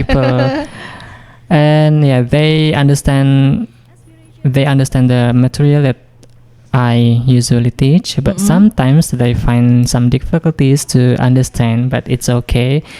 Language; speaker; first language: English; non-native, fluent; Indonesian